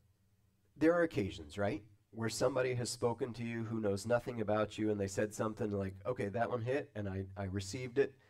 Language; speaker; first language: English; native; English